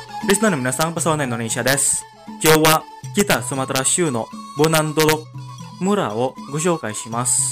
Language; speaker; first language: Japanese; non-native, fluent; Indonesian